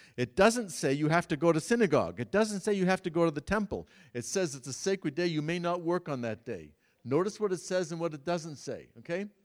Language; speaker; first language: English; native; English